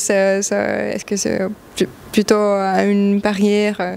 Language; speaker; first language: French; non-native, fluent; Estonian